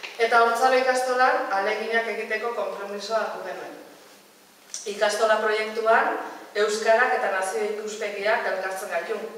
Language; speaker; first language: Basque; native; Basque